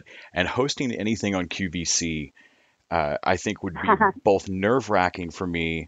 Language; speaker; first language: English; native; English